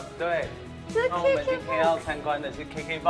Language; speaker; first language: Chinese; native; Chinese